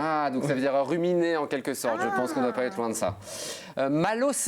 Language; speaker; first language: French; native; French